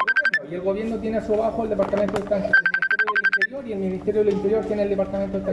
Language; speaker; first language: Spanish; native; Spanish